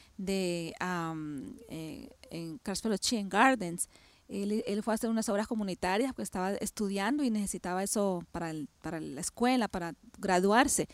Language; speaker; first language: Spanish; native; Spanish